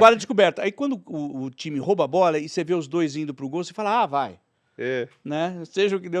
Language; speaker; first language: Portuguese; native; Portuguese